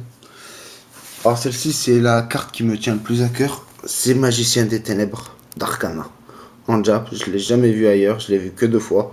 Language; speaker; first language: French; native; French